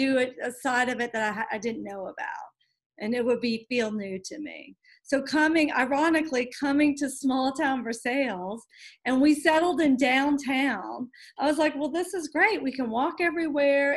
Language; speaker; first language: English; native; English